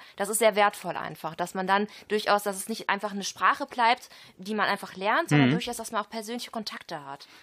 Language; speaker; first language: German; native; German